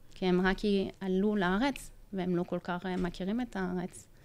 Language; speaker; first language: Hebrew; non-native, fluent; French